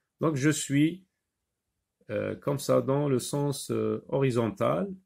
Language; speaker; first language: French; non-native, local second language; Arabic